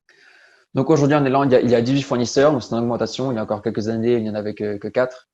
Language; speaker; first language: French; native; French